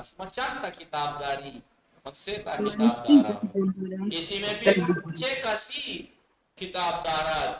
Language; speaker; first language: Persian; non-native, fluent; Urdu